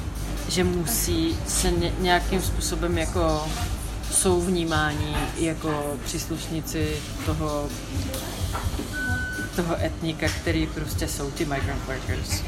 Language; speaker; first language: Czech; early bilingual, heritage; Czech